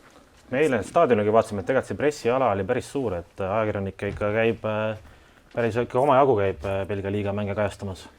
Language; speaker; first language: Estonian; native; Estonian